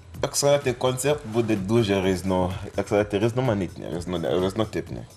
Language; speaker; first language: Ukrainian; non-native, fluent; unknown